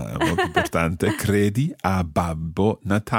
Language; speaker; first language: Italian; non-native, fluent; English